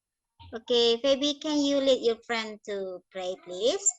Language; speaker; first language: English; non-native, learner; Indonesian